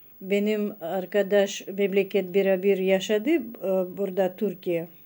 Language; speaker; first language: Turkish; non-native, learner; Russian